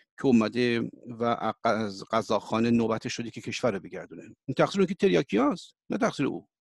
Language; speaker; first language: Persian; early bilingual, heritage; Persian